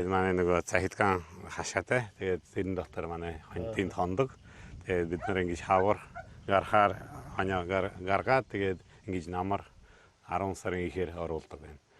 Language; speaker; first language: Mongolian; non-native, fluent; Hungarian